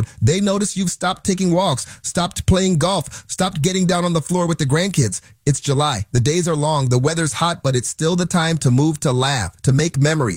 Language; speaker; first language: English; native; English